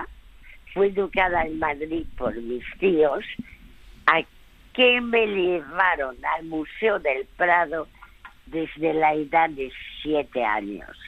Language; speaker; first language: Spanish; early bilingual, other home language; French